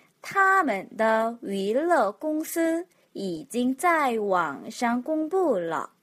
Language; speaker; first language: Chinese; non-native, fluent; Korean